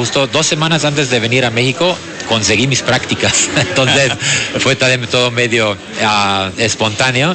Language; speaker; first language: Spanish; non-native, fluent; German